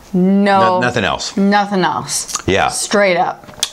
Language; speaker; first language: English; native; English